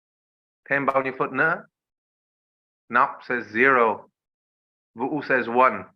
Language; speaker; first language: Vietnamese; non-native, learner; English